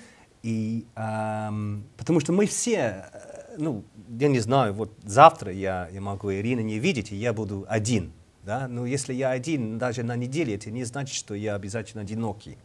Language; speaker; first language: Russian; non-native, learner; English